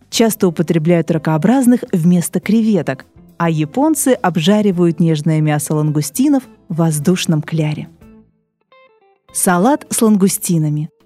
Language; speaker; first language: Russian; native; Russian